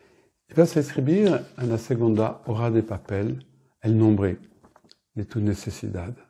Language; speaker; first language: Spanish; non-native, fluent; French